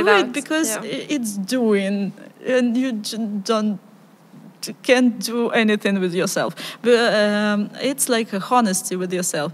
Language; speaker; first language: English; non-native, learner; Ukrainian